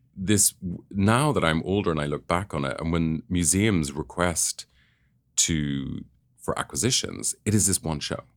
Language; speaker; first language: English; native; English